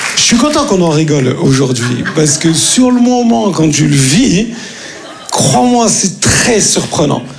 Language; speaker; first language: French; native; French